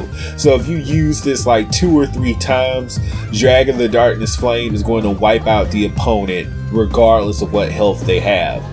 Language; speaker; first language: English; native; English